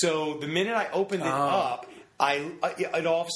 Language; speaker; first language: English; native; English